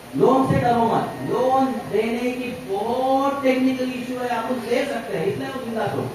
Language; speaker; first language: Hindi; non-native, local second language; Marathi